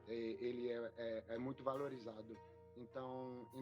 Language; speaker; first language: Portuguese; non-native, fluent; French